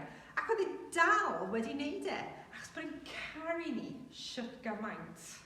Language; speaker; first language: Welsh; non-native, local second language; English